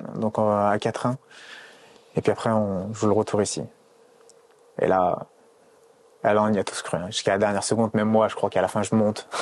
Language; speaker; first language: French; native; French